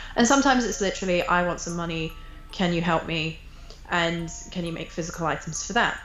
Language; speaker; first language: English; native; English